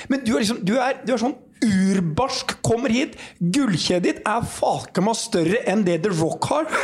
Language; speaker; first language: Norwegian; native; Norwegian